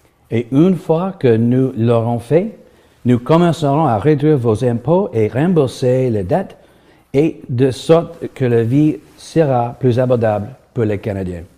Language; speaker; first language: French; non-native, learner; English